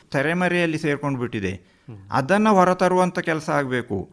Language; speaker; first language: Kannada; non-native, local second language; Kodava